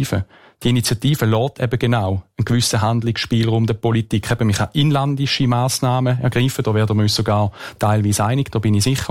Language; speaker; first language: German; native; German